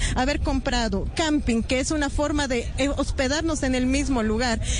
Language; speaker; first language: Spanish; native; Spanish